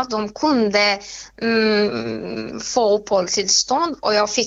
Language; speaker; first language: Swedish; non-native, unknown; Persian